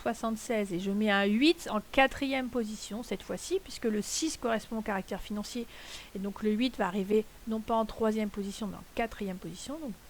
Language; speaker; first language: French; native; French